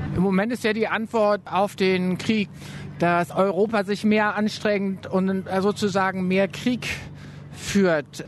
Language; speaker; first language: German; native; German